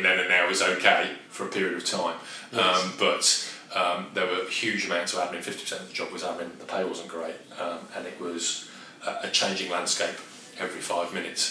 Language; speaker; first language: English; native; English